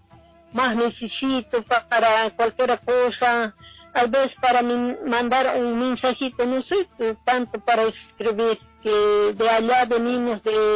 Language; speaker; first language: Spanish; non-native, local second language; Quechua